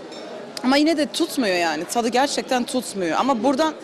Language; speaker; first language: Turkish; early bilingual, heritage; Turkish